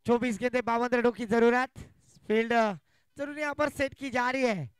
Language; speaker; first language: Hindi; non-native, local second language; Marathi